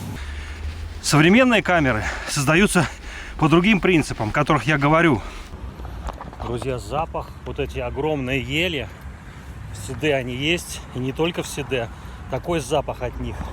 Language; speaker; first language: Russian; native; Russian